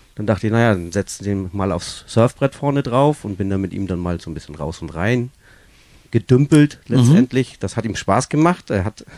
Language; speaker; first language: German; native; German